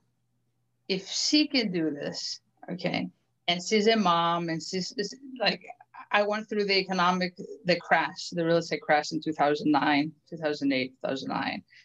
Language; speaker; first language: English; early bilingual, other home language; Greek